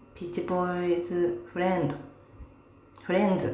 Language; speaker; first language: English; non-native, learner; Japanese